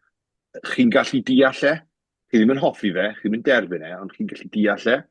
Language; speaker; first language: Welsh; native; Welsh